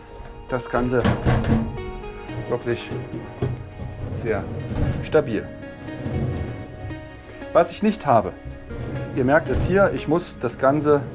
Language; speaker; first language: German; native; German